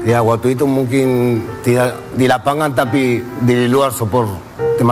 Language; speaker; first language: Indonesian; non-native, fluent; Spanish